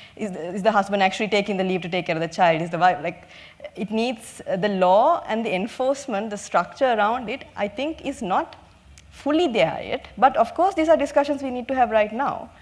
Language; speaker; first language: English; non-native, local second language; Sinhala